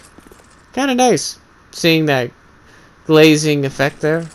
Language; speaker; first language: English; native; English